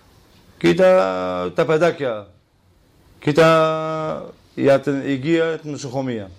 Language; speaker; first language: Greek; non-native, learner; Kurdish